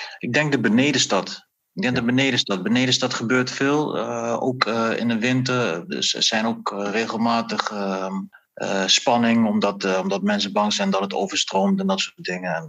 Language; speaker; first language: Dutch; native; Dutch